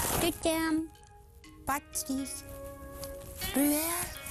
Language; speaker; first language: English; non-native, learner; Dutch